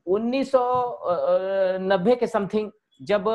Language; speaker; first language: Hindi; native; Hindi